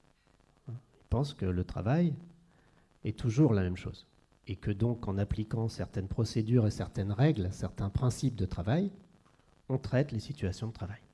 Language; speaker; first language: French; native; French